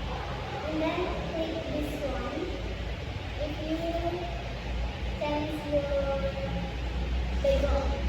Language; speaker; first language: English; non-native, learner; Indonesian